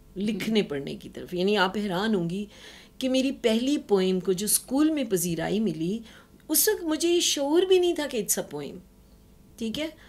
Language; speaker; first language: Urdu; non-native, local second language; Punjabi